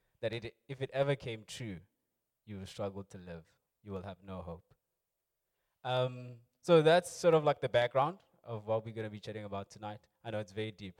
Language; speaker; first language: English; non-native, local second language; Tswana